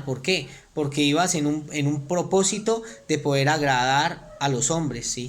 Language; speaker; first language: Spanish; native; Spanish